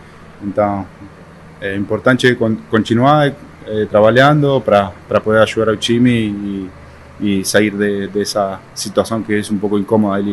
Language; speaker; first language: Portuguese; non-native, fluent; Spanish